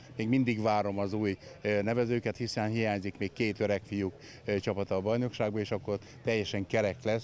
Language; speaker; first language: Hungarian; native; Hungarian